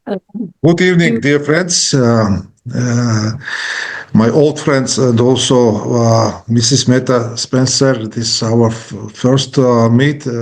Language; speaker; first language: English; non-native, learner; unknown